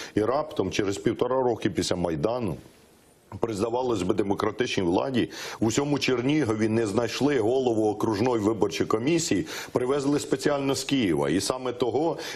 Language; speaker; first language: Ukrainian; native; Ukrainian